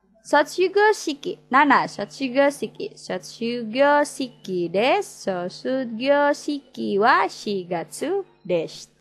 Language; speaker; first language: Japanese; non-native, fluent; Indonesian